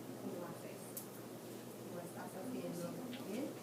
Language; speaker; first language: Spanish; non-native, fluent; English